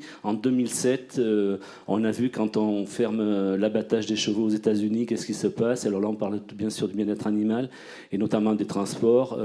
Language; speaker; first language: French; native; French